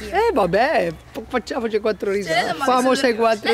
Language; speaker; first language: Italian; native; Italian